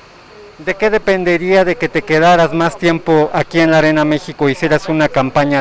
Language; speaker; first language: Spanish; native; Spanish